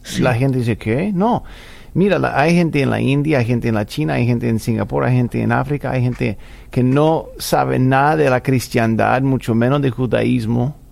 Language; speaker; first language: Spanish; non-native, fluent; English